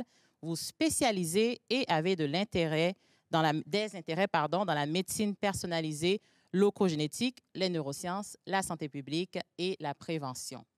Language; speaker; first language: French; native; French